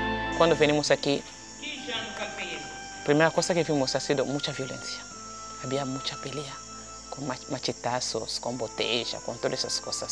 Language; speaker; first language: Spanish; non-native, fluent; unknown